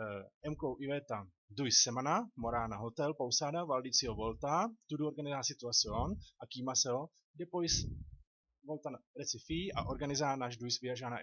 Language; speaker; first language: Portuguese; non-native, learner; Czech